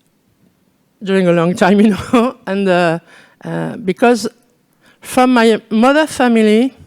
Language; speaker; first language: English; non-native, learner; French